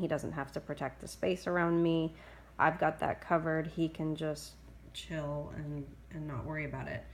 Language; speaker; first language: English; native; English